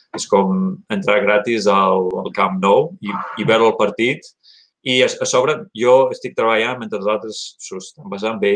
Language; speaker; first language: Catalan; early bilingual, heritage; Catalan